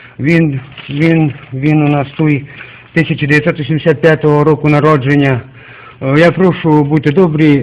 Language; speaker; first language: Ukrainian; native; Ukrainian